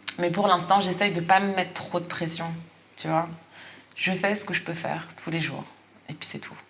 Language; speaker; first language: French; native; French